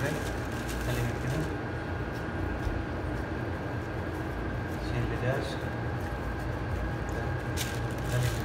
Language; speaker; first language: Arabic; non-native, learner; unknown